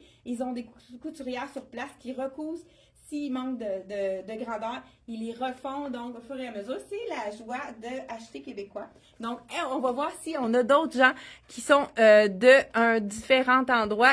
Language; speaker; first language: French; native; French